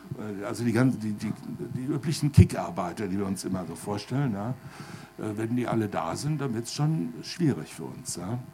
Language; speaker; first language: German; native; German